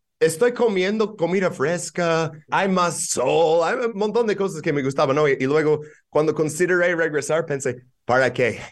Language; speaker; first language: Spanish; non-native, fluent; English